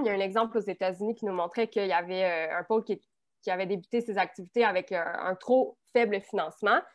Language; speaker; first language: French; native; French